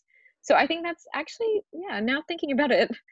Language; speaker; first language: English; early bilingual, other home language; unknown